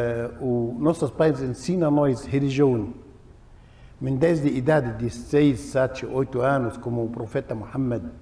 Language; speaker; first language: Portuguese; non-native, learner; Arabic